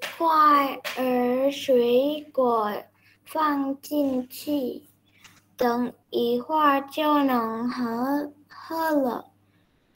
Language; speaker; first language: Chinese; non-native, learner; Indonesian